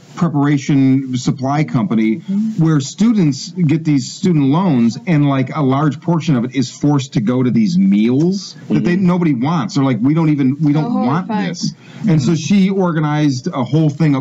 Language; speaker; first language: English; native; English